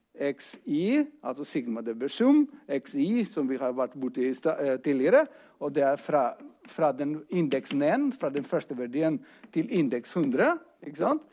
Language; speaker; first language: Norwegian; non-native, fluent; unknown